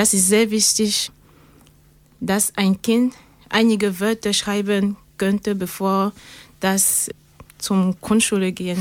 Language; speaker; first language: German; non-native, learner; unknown